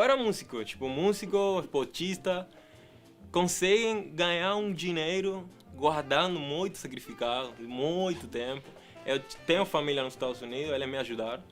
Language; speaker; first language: Portuguese; non-native, fluent; Spanish